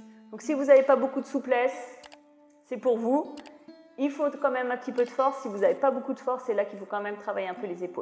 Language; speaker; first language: French; native; French